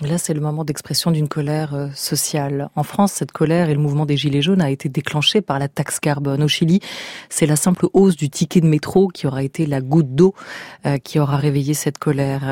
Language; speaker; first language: French; native; French